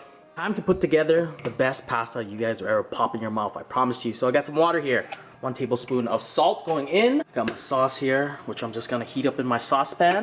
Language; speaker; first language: English; native; English